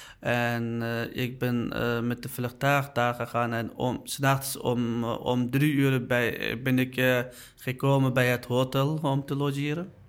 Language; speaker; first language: Dutch; non-native, learner; Uyghur